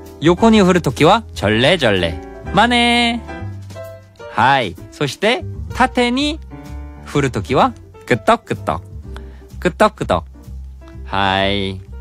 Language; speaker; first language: Japanese; non-native, fluent; Korean